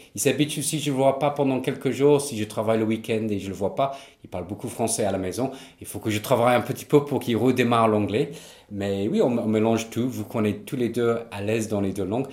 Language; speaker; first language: French; non-native, fluent; English